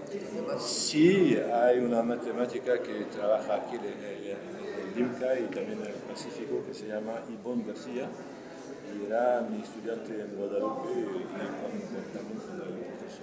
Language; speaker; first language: Spanish; non-native, fluent; French